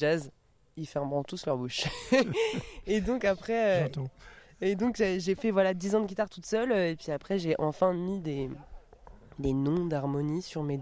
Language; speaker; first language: French; native; French